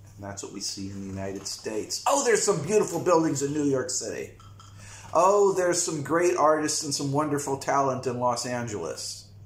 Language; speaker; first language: English; native; English